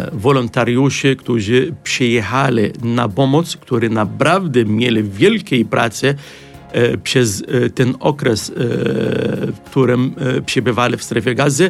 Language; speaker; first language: Polish; non-native, fluent; Arabic